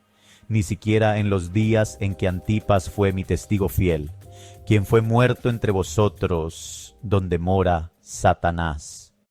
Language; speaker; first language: Spanish; native; Spanish